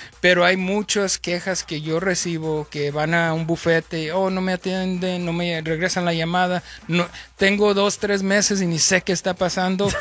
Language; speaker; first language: Spanish; early bilingual, heritage; Spanish